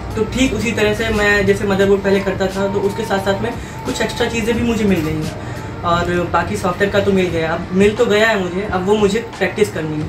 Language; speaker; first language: Hindi; native; Hindi